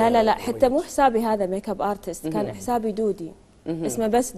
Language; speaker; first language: Arabic; native; Arabic